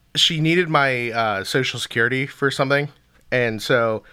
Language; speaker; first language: English; early bilingual, other home language; Filipino